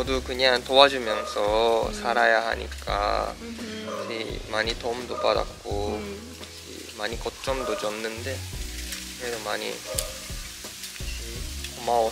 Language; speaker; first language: Korean; non-native, fluent; Japanese